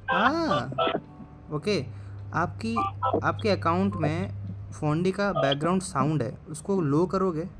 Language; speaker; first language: Hindi; native; Hindi